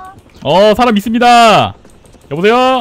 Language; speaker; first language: Korean; native; Korean